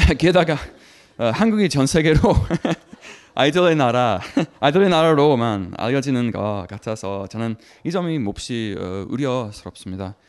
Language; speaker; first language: Korean; non-native, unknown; English